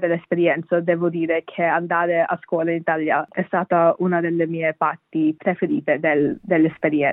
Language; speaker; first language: Italian; non-native, fluent; Bangla